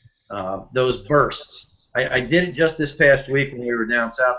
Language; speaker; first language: English; native; English